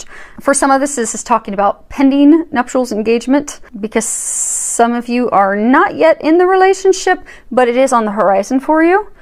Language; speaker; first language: English; native; English